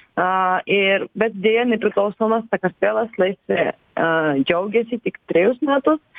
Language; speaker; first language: Lithuanian; non-native, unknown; Georgian